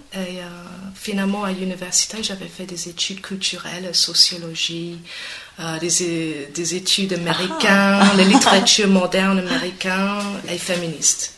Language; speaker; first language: French; non-native, fluent; English